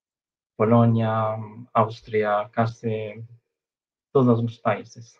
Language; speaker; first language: Portuguese; non-native, fluent; Chinese